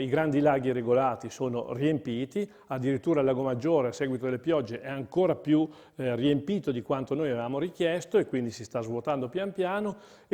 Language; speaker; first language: Italian; native; Italian